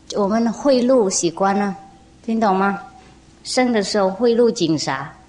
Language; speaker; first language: Chinese; non-native, fluent; Vietnamese